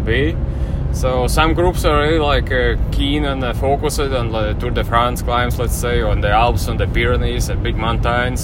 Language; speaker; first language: English; non-native, fluent; Latvian